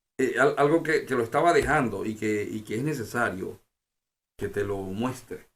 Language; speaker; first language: Spanish; native; Spanish